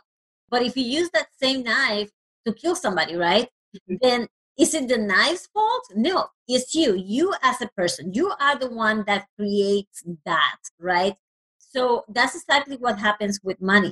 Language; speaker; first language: English; non-native, fluent; Spanish